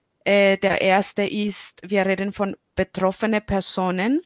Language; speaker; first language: German; non-native, fluent; Spanish